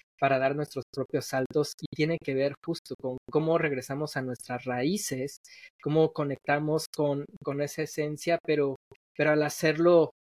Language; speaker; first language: Spanish; native; Spanish